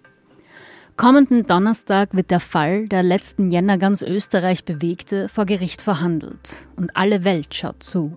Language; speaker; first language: German; native; German